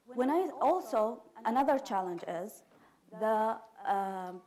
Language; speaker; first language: English; non-native, fluent; Arabic